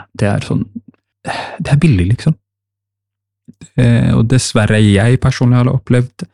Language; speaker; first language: Norwegian; non-native, fluent; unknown